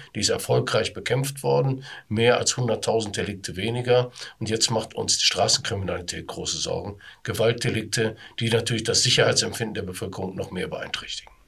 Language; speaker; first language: German; native; German